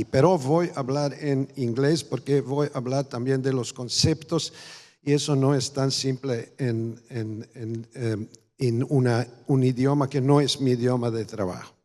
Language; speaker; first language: Spanish; non-native, fluent; Croatian